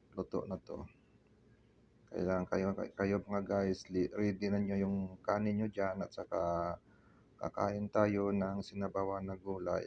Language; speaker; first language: Filipino; non-native, local second language; Hiligaynon